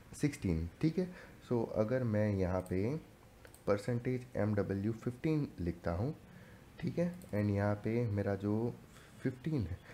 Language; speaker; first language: Hindi; native; Hindi